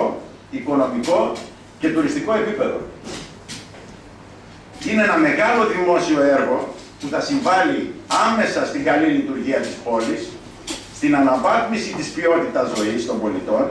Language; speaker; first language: Greek; native; Greek